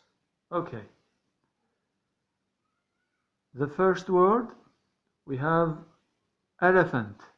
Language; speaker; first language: English; non-native, learner; Arabic